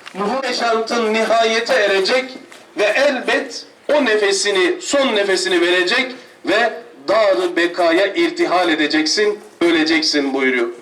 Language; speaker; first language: Turkish; native; Turkish